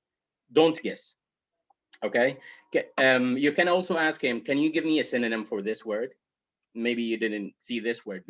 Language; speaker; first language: English; non-native, fluent; Arabic